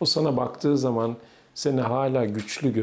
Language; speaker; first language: Turkish; native; Turkish